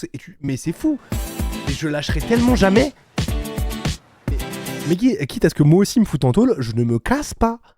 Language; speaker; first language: French; native; French